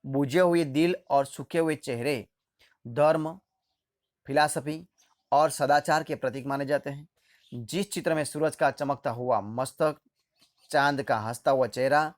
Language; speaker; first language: Hindi; non-native, local second language; Gujarati